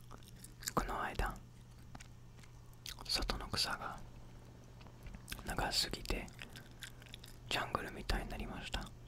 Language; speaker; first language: Japanese; non-native, learner; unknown